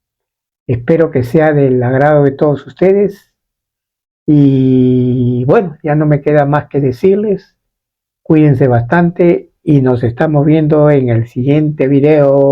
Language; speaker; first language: Spanish; native; Spanish